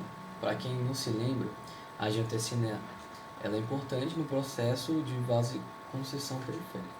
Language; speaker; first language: Portuguese; native; Portuguese